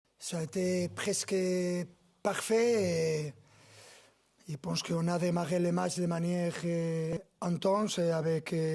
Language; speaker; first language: French; non-native, fluent; Spanish